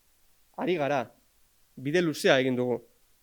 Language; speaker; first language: Basque; native; Basque